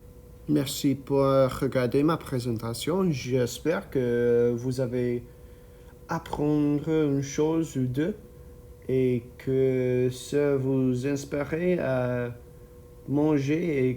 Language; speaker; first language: French; non-native, learner; English